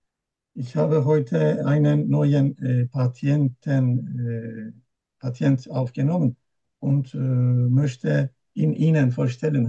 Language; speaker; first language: German; non-native, learner; Turkish